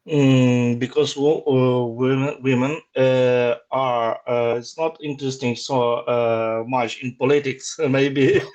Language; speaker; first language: English; non-native, learner; Ukrainian